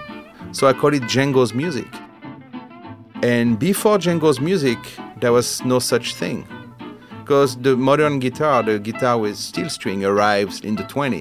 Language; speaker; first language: English; non-native, fluent; French